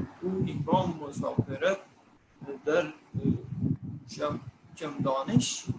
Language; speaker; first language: Persian; non-native, learner; Urdu